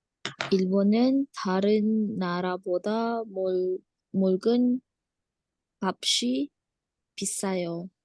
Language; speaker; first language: Korean; non-native, learner; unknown